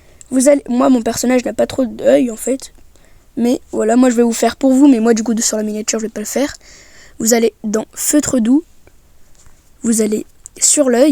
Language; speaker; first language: French; native; French